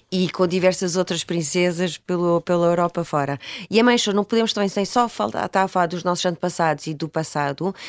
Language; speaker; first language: Portuguese; early bilingual, heritage; French